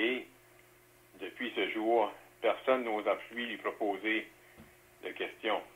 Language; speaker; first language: French; native; French